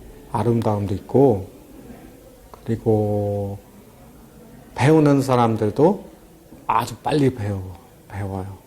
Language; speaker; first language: Korean; non-native, fluent; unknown